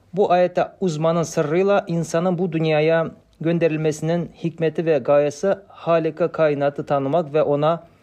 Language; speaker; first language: Turkish; non-native, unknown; Kazakh